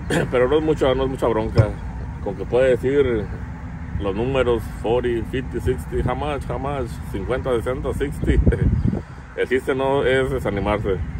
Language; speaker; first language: Spanish; native; Spanish